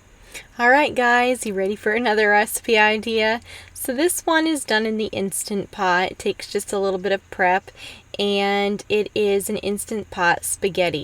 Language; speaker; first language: English; native; English